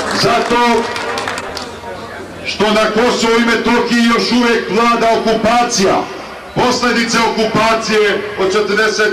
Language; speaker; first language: Bosnian; native; Bosnian